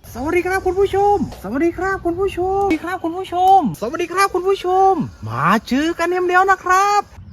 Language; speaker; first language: Thai; non-native, local second language; Shan